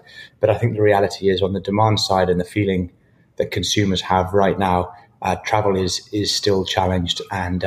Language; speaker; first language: English; native; English